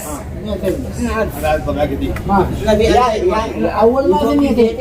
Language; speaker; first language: Arabic; native; Arabic